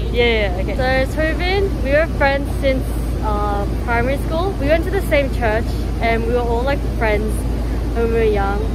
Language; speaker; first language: English; early bilingual, other home language; Korean